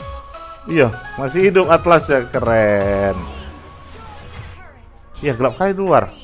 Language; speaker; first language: Indonesian; native; Indonesian